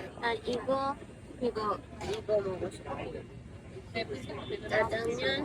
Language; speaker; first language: Korean; non-native, learner; English